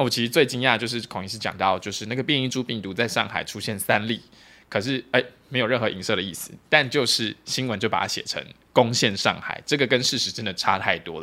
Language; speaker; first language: Chinese; native; Chinese